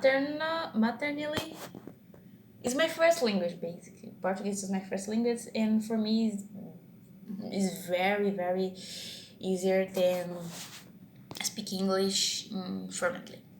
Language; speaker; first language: English; non-native, learner; Portuguese